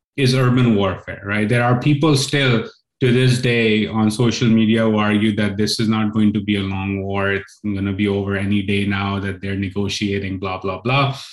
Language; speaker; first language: English; non-native, local second language; Urdu